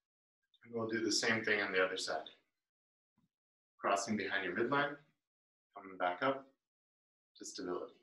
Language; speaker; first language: English; native; English